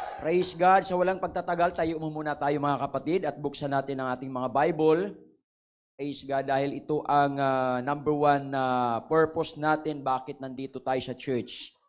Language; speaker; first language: Filipino; non-native, local second language; Waray